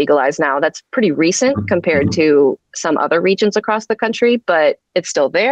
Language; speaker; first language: English; native; English